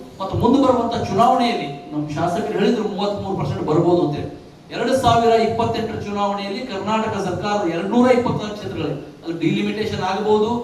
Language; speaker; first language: Kannada; native; Kannada